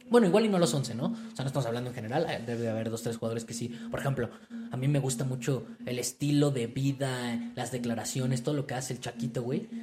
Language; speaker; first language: Spanish; native; Spanish